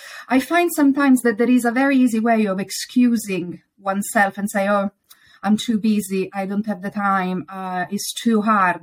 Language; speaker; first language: English; non-native, fluent; Italian